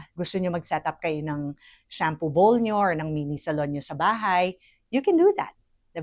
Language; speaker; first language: Filipino; native; Filipino